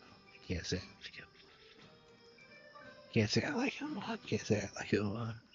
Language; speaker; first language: English; native; English